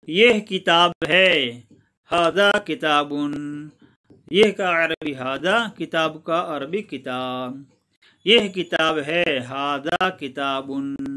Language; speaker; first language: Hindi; non-native, local second language; Gujarati